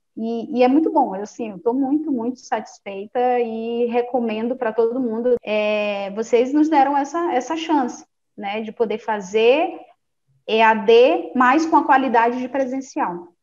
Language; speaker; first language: Portuguese; native; Portuguese